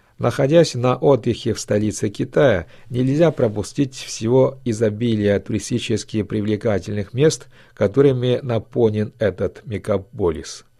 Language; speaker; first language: Russian; non-native, fluent; Chinese